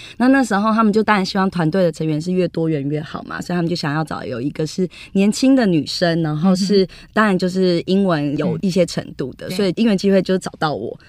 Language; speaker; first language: Chinese; native; Chinese